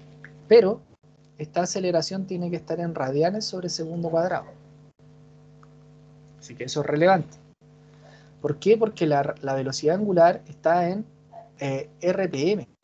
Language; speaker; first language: Spanish; native; Spanish